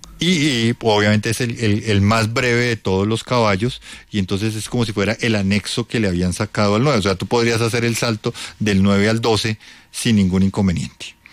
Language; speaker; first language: Spanish; native; Spanish